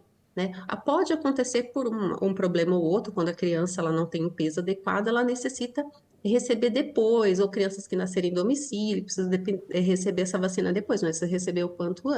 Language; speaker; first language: Portuguese; native; Portuguese